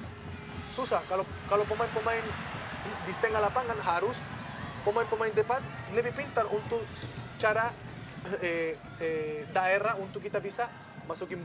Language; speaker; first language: Indonesian; non-native, fluent; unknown